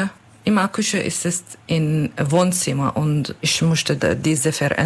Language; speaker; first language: German; non-native, learner; English